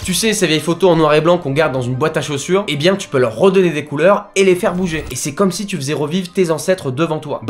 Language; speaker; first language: French; native; French